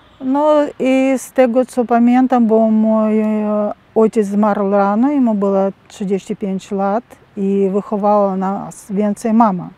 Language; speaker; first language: Polish; non-native, learner; Russian